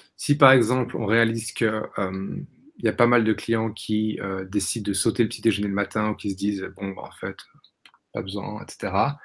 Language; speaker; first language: French; native; French